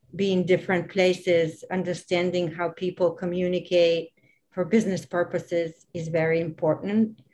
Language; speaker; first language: English; non-native, fluent; Bulgarian